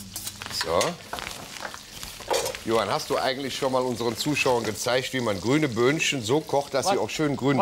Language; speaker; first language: German; native; German